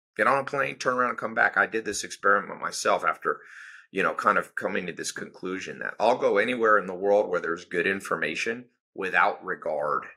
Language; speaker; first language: English; native; English